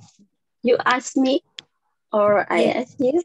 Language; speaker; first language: English; non-native, learner; Indonesian